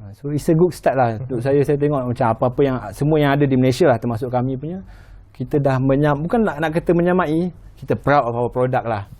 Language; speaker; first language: Malay; native; Malay